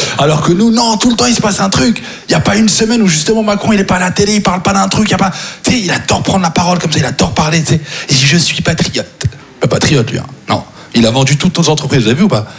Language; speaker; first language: French; native; French